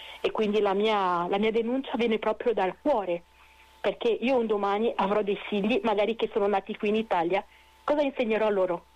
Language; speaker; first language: Italian; non-native, fluent; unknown